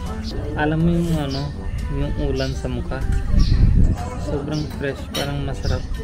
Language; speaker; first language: Filipino; non-native, learner; Punjabi